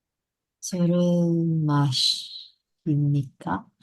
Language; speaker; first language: Korean; non-native, learner; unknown